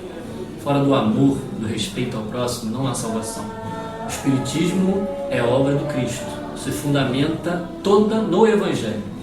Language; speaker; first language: Portuguese; native; Portuguese